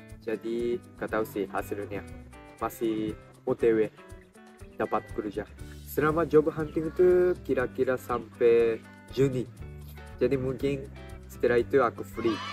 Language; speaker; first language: Indonesian; non-native, fluent; Japanese